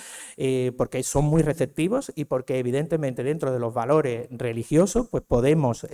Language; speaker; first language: Spanish; native; Spanish